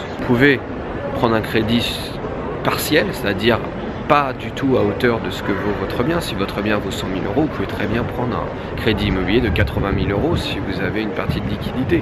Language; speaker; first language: French; native; French